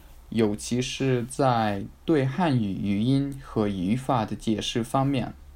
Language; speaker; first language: Chinese; non-native, fluent; Russian